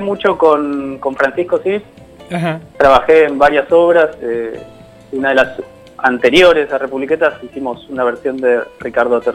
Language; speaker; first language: Spanish; native; Spanish